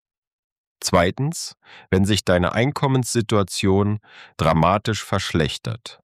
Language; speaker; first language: German; native; German